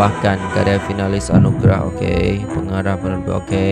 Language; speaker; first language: Indonesian; native; Indonesian